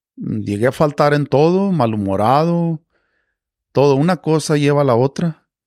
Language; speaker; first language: Spanish; native; Spanish